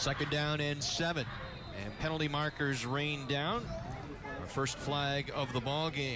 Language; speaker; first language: English; native; English